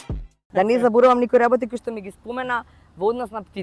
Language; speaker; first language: Macedonian; native; Macedonian